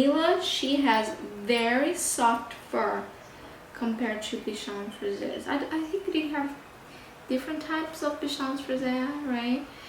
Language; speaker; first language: English; non-native, fluent; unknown